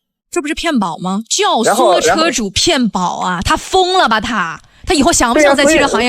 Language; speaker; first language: Chinese; native; Chinese